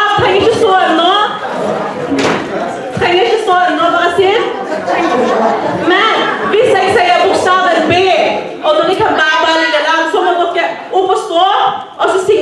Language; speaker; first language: Norwegian; non-native, fluent; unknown